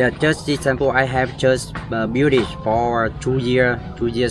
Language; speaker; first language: English; non-native, learner; Vietnamese